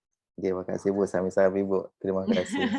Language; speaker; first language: Indonesian; native; Indonesian